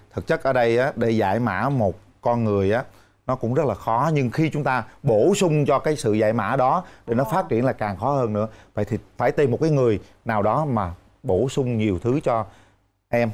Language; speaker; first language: Vietnamese; native; Vietnamese